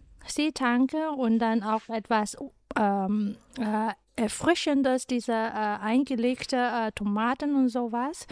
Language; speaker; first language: German; non-native, fluent; Chinese